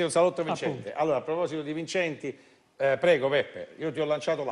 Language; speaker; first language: Italian; native; Italian